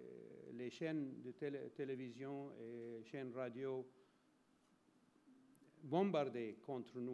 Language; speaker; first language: French; non-native, fluent; Arabic